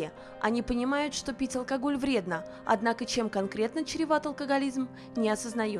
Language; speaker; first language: Russian; native; Russian